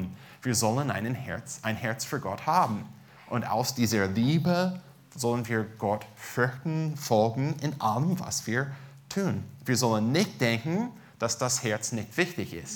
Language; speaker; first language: German; non-native, fluent; English